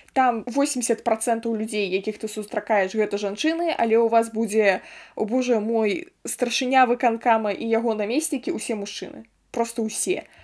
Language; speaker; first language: Belarusian; native; Belarusian